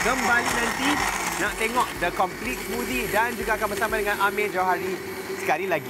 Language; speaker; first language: Malay; native; Malay